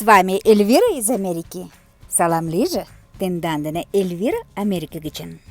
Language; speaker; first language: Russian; non-native, local second language; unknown